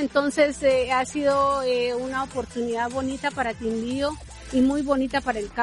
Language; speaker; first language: Spanish; native; Spanish